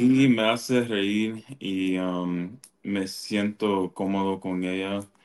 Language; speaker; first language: Spanish; early bilingual, other home language; English